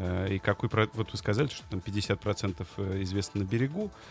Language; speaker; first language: Russian; native; Russian